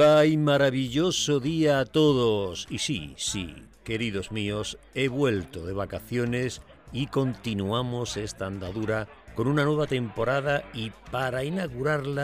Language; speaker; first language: Spanish; native; Spanish